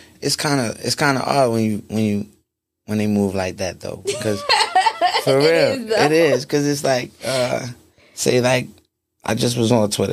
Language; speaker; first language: English; native; English